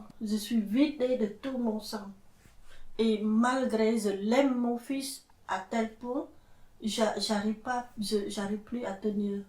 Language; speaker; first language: French; non-native, fluent; Khmer